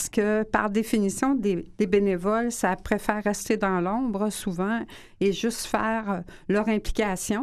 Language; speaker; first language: French; native; French